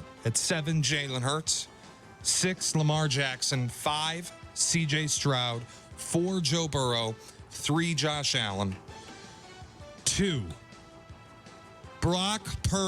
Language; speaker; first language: English; native; English